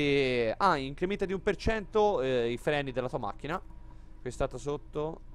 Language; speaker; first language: Italian; native; Italian